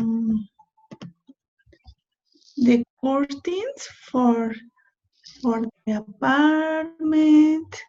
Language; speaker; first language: English; non-native, learner; Spanish